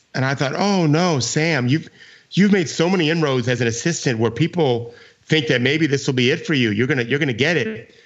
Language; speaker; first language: English; native; English